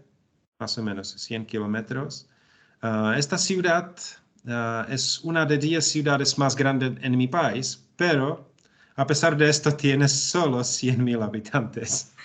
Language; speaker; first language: Spanish; non-native, learner; Czech